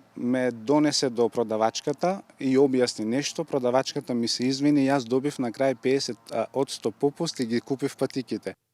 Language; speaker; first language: Macedonian; non-native, local second language; Turkish